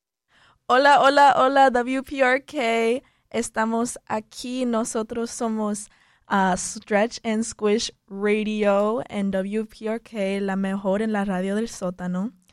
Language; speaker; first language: Spanish; early bilingual, heritage; Spanish